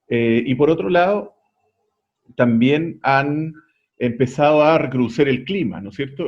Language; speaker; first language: Spanish; native; Spanish